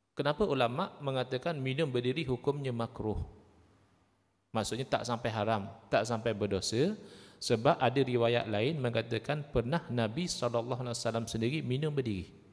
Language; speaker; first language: Malay; native; Malay